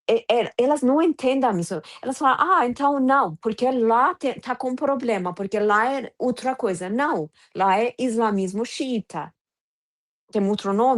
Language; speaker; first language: Portuguese; non-native, fluent; Persian